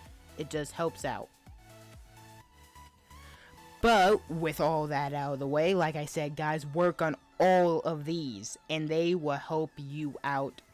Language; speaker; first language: English; native; English